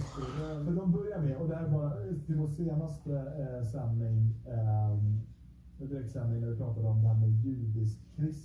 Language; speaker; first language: Swedish; native; Swedish